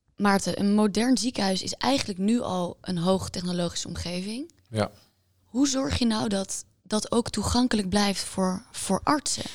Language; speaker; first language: Dutch; native; Dutch